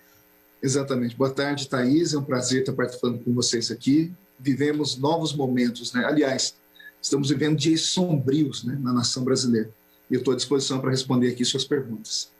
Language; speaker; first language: Portuguese; native; Portuguese